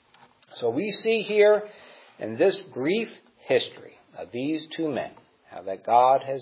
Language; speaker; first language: English; native; English